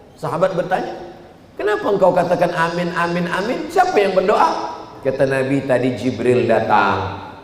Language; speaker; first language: Malay; native; Malay